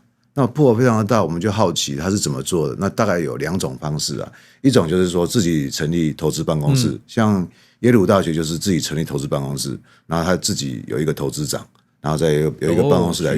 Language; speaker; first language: Chinese; native; Chinese